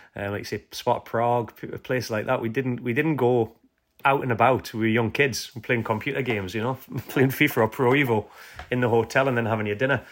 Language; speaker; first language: English; native; English